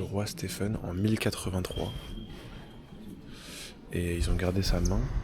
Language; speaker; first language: French; native; French